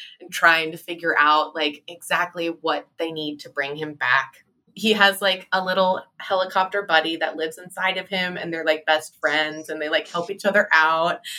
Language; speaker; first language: English; native; English